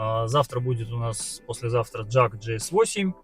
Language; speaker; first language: Russian; native; Russian